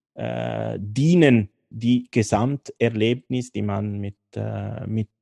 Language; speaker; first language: German; non-native, fluent; Italian